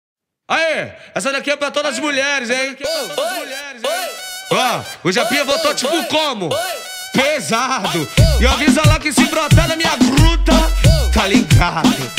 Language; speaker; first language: Portuguese; native; Portuguese